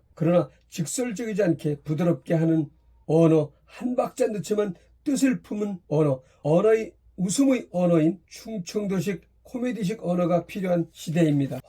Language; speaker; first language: Korean; native; Korean